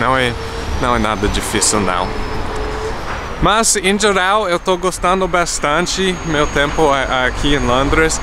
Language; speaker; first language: Portuguese; non-native, fluent; English